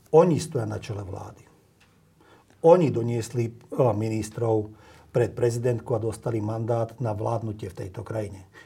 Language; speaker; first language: Slovak; non-native, local second language; Hungarian